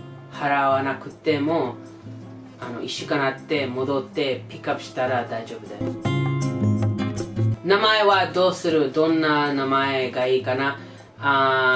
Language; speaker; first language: Japanese; non-native, learner; English